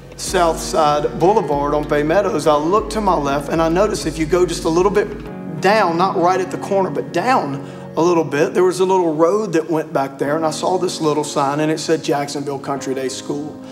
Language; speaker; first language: English; native; English